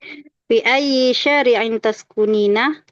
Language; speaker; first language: Arabic; non-native, learner; Indonesian